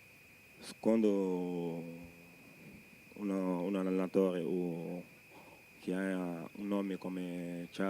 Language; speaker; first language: Italian; non-native, learner; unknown